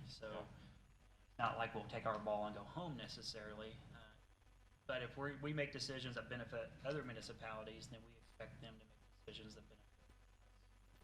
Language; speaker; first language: English; native; English